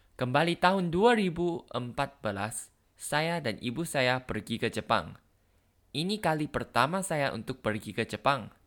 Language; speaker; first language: Indonesian; non-native, learner; Thai